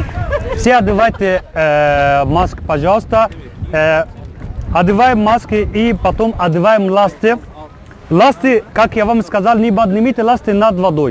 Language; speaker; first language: Russian; non-native, learner; Arabic